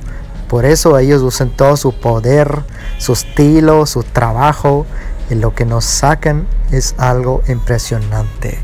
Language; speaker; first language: Spanish; non-native, fluent; Urdu